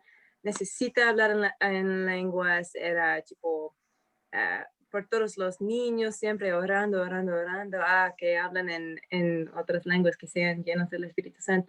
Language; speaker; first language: Spanish; non-native, fluent; English